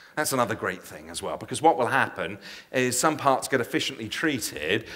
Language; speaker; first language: English; native; English